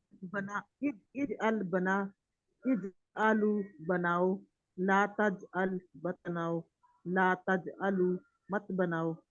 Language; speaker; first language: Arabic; non-native, learner; Urdu